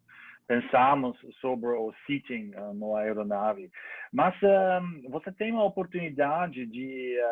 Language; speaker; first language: Portuguese; non-native, learner; German